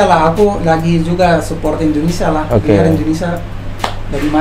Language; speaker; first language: Indonesian; non-native, fluent; Arabic